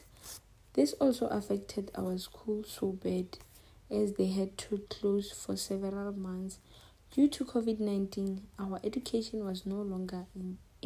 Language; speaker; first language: English; non-native, local second language; Northern Sotho